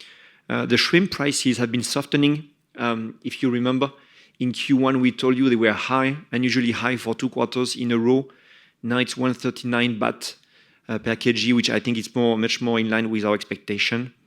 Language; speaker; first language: English; non-native, fluent; French